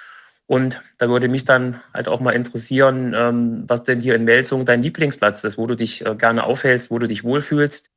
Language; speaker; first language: German; native; German